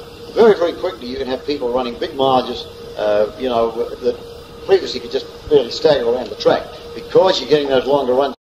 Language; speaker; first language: English; native; English